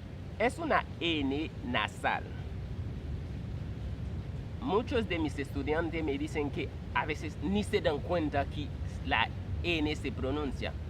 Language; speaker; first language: Spanish; non-native, fluent; Haitian Creole